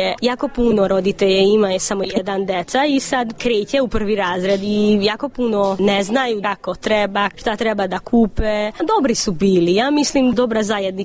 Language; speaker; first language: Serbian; non-native, learner; Hungarian